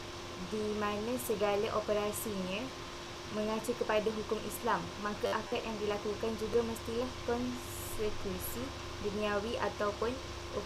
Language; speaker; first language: Malay; native; Malay